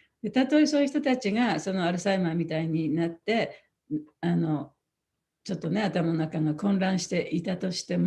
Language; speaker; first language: Japanese; native; Japanese